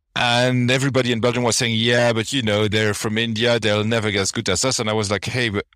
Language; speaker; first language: English; non-native, fluent; French